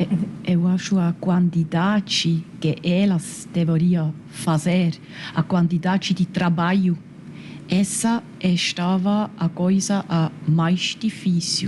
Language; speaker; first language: Portuguese; non-native, learner; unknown